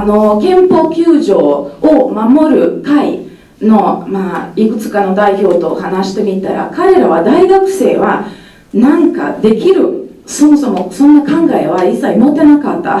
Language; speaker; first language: Japanese; non-native, fluent; Serbian